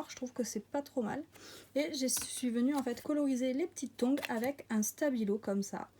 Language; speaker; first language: French; native; French